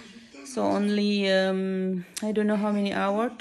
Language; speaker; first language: English; non-native, learner; Filipino